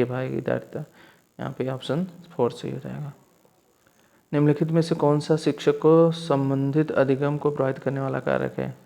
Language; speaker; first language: Hindi; native; Hindi